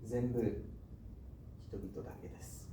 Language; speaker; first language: Japanese; non-native, learner; English